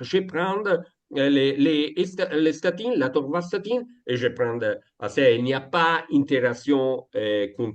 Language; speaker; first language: French; non-native, fluent; Italian